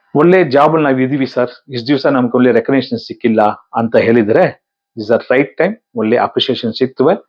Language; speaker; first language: Kannada; non-native, local second language; Tamil